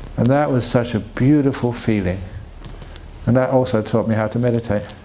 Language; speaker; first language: English; native; English